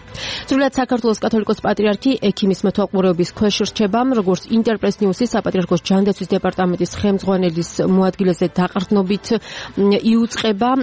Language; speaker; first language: Georgian; native; Georgian